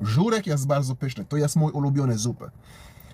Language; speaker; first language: Polish; non-native, learner; English